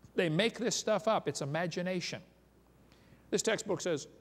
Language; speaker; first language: English; native; English